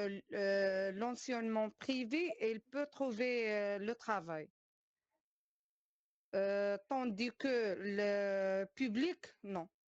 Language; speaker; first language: French; non-native, learner; Arabic